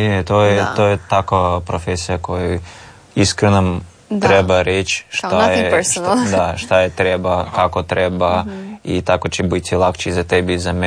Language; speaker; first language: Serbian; non-native, learner; Russian